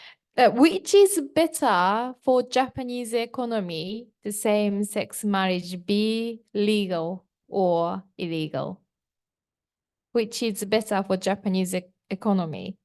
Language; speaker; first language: English; non-native, fluent; Japanese